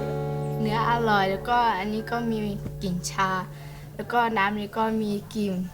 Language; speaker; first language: Thai; early bilingual, other home language; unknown